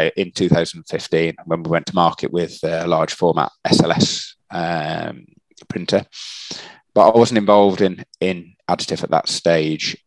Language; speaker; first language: English; native; English